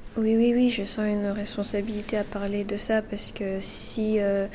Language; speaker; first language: French; non-native, local second language; Kinyarwanda